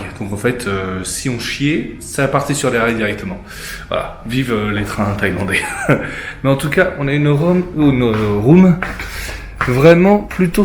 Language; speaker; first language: French; native; French